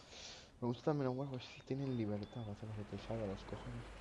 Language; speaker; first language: Spanish; native; Spanish